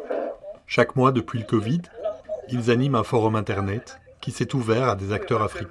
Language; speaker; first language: French; native; French